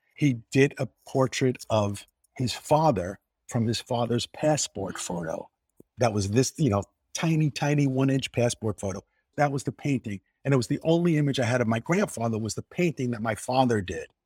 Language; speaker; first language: English; native; English